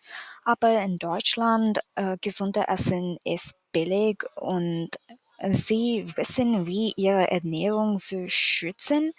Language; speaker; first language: German; non-native, learner; English